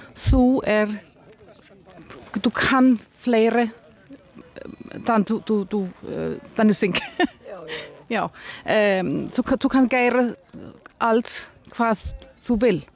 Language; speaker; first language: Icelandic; non-native, learner; Danish